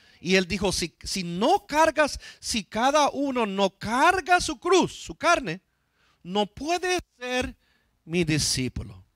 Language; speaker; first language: Spanish; non-native, fluent; English